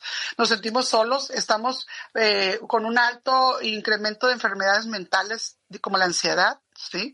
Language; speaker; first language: Spanish; native; Spanish